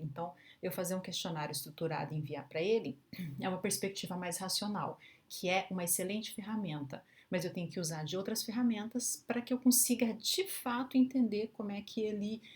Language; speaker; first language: Portuguese; native; Portuguese